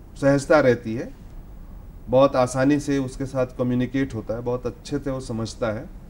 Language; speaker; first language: Hindi; native; Hindi